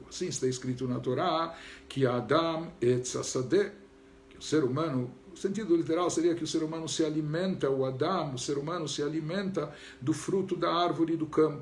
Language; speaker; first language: Portuguese; native; Portuguese